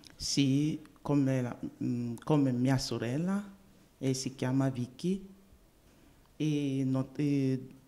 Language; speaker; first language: Italian; non-native, learner; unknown